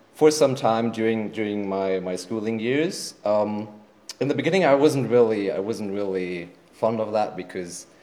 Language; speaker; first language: English; non-native, fluent; German